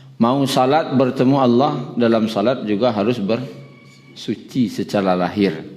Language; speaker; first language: Malay; non-native, local second language; Minangkabau